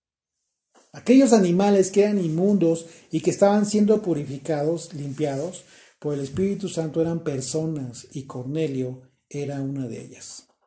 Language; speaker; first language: Spanish; native; Spanish